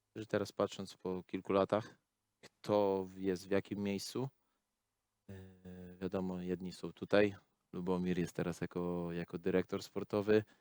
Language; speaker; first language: Polish; native; Polish